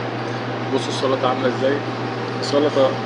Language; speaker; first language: Arabic; native; Arabic